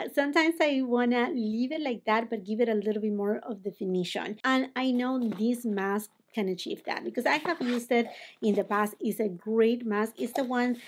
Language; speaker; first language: English; non-native, fluent; Spanish